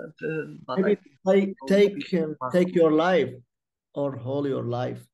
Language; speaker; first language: English; non-native, fluent; Arabic